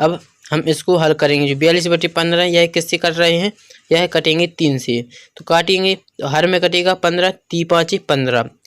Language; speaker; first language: Hindi; native; Hindi